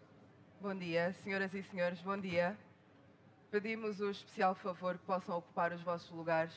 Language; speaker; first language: Portuguese; native; Portuguese